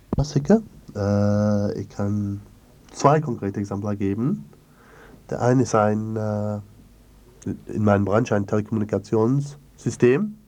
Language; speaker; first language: German; non-native, learner; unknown